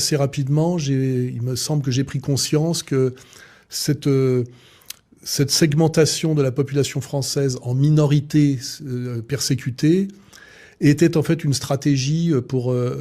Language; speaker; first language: French; native; French